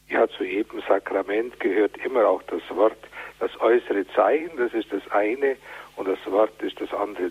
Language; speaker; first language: German; native; German